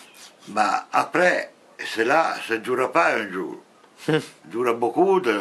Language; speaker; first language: French; non-native, learner; Italian